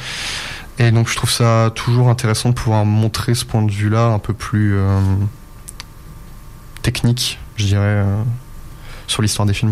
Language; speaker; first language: French; native; French